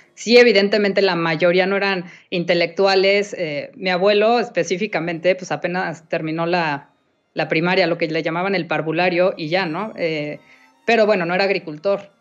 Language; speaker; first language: Spanish; native; Spanish